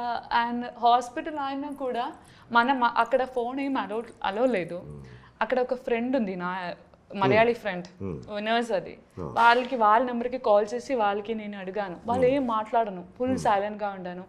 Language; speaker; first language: Telugu; non-native, learner; Malayalam